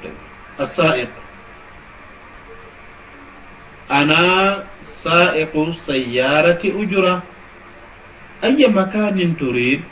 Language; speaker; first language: Arabic; non-native, fluent; Wolof